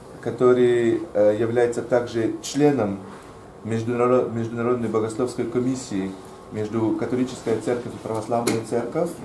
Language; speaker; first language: Russian; non-native, fluent; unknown